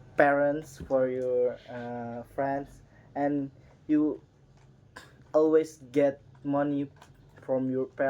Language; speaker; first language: English; non-native, learner; Indonesian